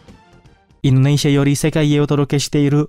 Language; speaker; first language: Japanese; non-native, fluent; Indonesian